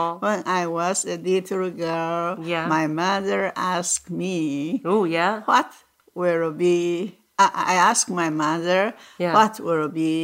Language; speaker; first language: English; non-native, learner; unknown